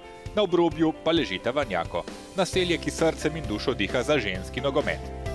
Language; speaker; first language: Slovenian; native; Slovenian